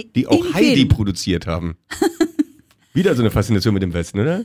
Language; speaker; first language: German; native; German